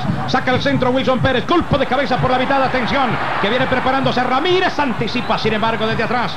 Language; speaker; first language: Spanish; native; Spanish